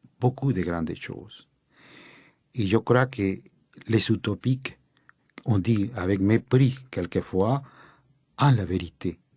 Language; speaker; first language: French; non-native, fluent; Spanish